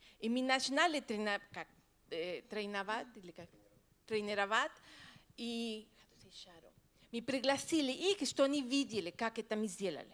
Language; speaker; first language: Russian; non-native, learner; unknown